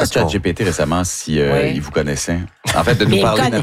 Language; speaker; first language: French; native; French